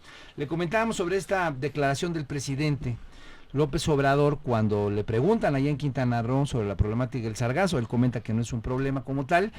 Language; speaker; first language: Spanish; native; Spanish